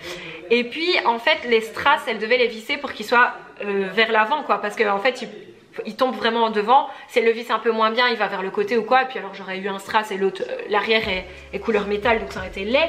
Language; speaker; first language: French; native; French